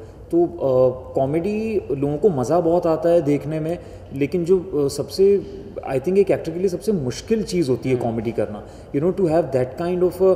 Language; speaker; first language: Hindi; native; Hindi